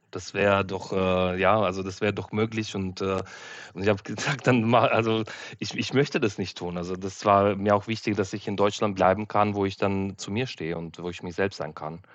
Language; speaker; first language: German; non-native, fluent; Ukrainian